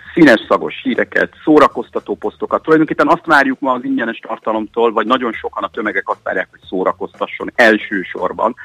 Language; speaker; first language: Hungarian; native; Hungarian